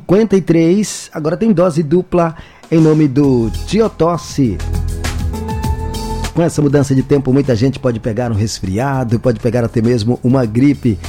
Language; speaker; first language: Portuguese; native; Portuguese